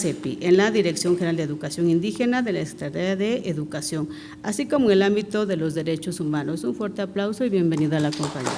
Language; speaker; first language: Spanish; non-native, local second language; Mixtepec Mixtec